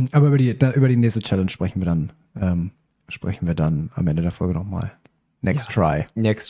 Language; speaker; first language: German; native; German